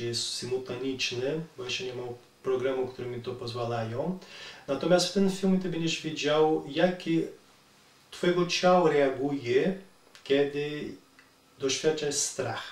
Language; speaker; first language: Polish; non-native, learner; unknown